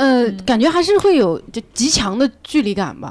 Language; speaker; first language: Chinese; native; Chinese